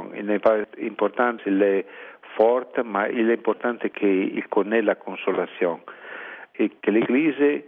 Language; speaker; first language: French; non-native, learner; Italian